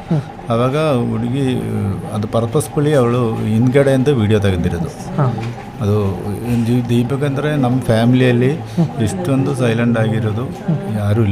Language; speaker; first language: Kannada; non-native, local second language; Malayalam